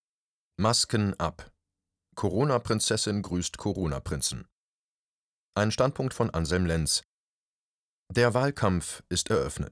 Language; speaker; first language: German; native; German